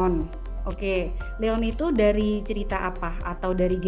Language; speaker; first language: Indonesian; native; Indonesian